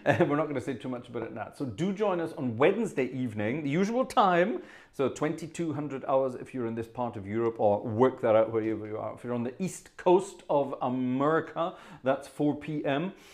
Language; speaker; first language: English; native; English